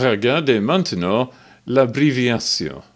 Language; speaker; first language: French; non-native, learner; English